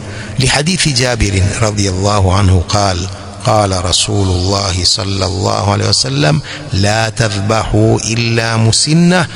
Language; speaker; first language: Arabic; non-native, fluent; Swahili